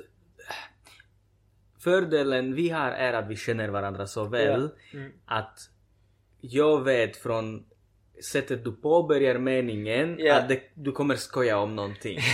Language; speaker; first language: Swedish; early bilingual, other home language; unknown